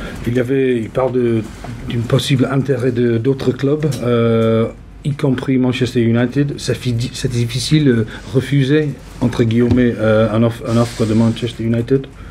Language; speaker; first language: French; non-native, fluent; English